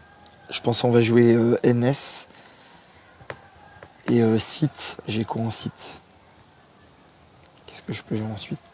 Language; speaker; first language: French; native; French